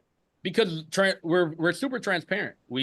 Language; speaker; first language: English; native; English